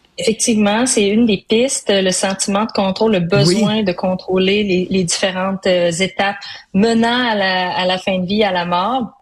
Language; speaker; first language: French; native; French